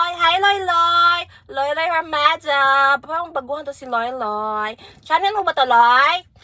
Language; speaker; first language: Filipino; non-native, local second language; Waray